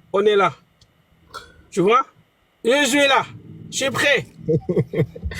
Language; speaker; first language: French; non-native, fluent; Arabic